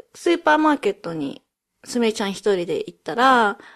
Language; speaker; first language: Japanese; early bilingual, heritage; Japanese